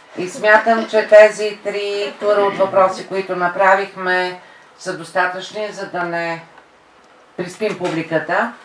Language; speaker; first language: Bulgarian; native; Bulgarian